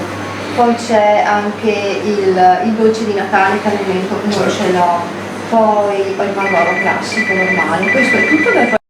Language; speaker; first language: Italian; native; Italian